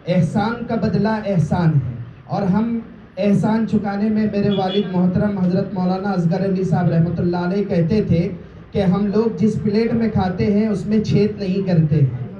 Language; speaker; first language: Urdu; native; Urdu